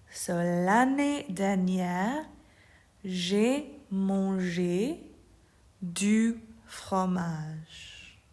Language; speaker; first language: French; non-native, fluent; English